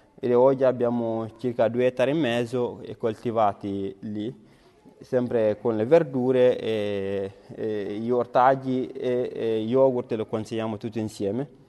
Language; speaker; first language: Italian; non-native, learner; Bambara